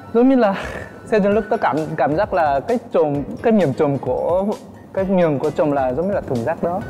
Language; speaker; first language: Vietnamese; non-native, fluent; Korean